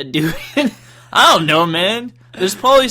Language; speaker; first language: English; native; English